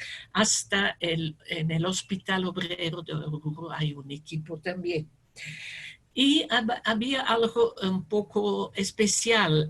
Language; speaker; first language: Spanish; non-native, fluent; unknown